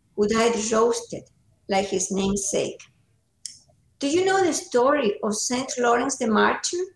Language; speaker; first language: English; non-native, fluent; Spanish